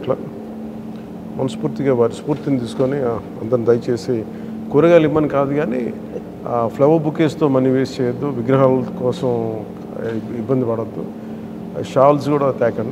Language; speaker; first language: Telugu; native; Telugu